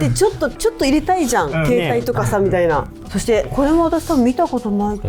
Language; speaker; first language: Japanese; native; Japanese